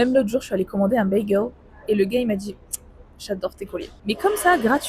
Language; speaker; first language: French; native; French